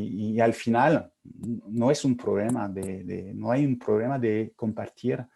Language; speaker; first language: Spanish; non-native, fluent; French